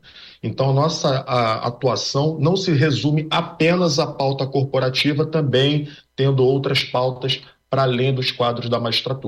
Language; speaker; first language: Portuguese; native; Portuguese